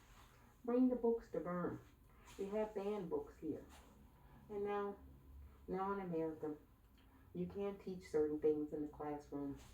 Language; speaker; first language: English; native; English